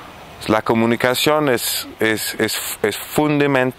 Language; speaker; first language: Spanish; non-native, fluent; Arabic